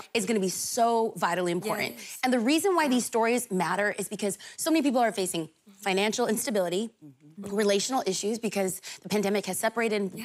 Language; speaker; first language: English; native; English